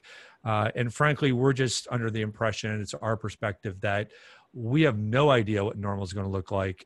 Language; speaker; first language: English; native; English